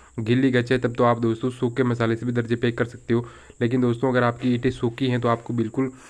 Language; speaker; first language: Hindi; native; Hindi